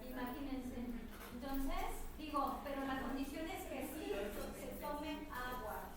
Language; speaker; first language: Spanish; native; Spanish